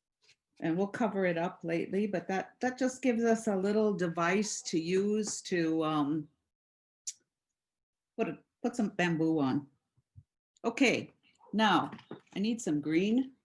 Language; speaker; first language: English; native; English